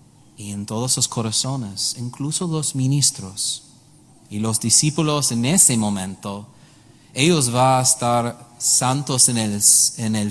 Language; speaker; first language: Spanish; non-native, learner; English